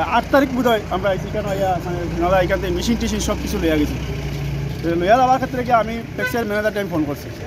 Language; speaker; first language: Bangla; native; Bangla